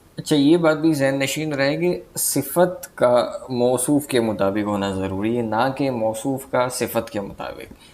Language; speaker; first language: Urdu; native; Urdu